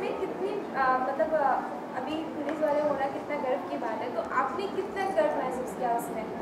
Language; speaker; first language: Hindi; native; Hindi